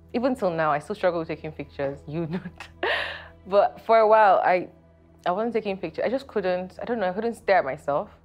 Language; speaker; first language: English; non-native, local second language; Yoruba